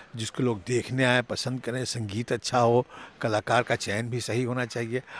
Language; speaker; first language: Hindi; native; Hindi